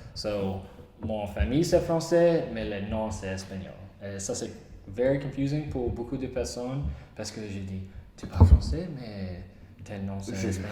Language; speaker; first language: French; non-native, learner; English